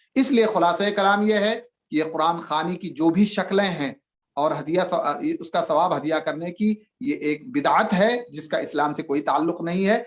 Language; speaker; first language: Urdu; native; Urdu